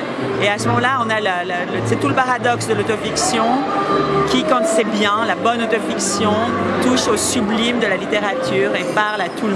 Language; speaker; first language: French; native; French